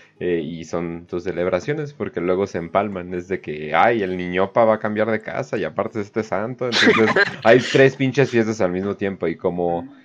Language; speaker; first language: Spanish; native; Spanish